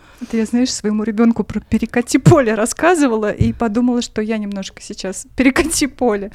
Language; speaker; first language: Russian; native; Russian